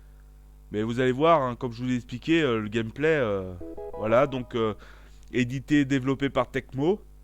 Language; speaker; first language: French; native; French